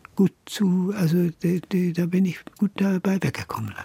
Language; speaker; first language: German; native; German